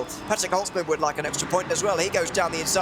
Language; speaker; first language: English; native; English